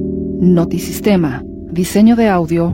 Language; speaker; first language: Spanish; native; Spanish